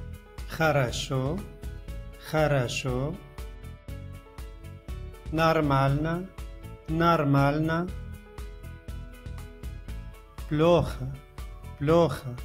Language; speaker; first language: Russian; non-native, learner; Arabic